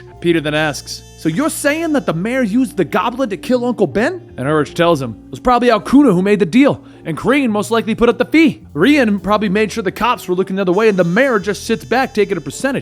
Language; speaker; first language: English; native; English